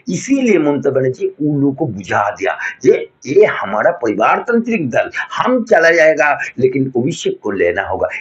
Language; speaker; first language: Hindi; non-native, local second language; Bangla